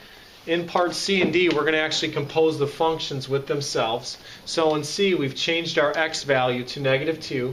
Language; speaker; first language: English; native; English